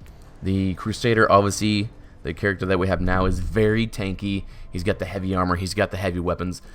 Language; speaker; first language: English; native; English